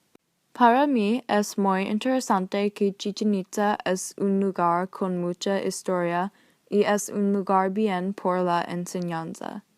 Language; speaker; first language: Spanish; non-native, learner; English